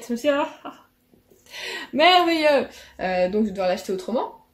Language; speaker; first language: French; native; French